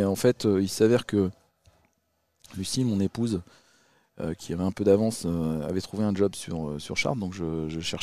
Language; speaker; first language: French; native; French